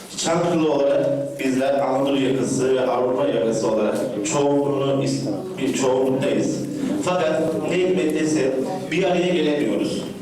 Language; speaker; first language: Turkish; native; Turkish